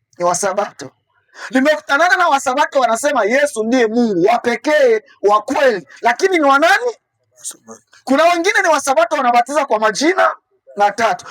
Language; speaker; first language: Swahili; native; Swahili